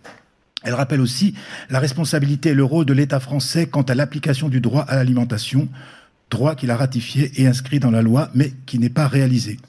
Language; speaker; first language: French; native; French